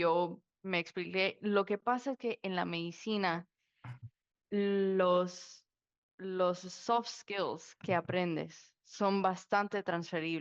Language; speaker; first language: Spanish; early bilingual, heritage; Spanish